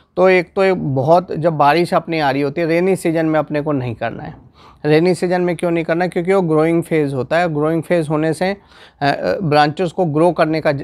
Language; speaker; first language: Hindi; non-native, local second language; Gujarati